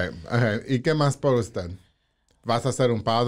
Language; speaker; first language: Spanish; early bilingual, heritage; English